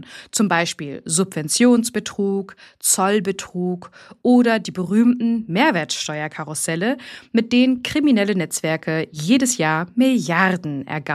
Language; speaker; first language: German; native; German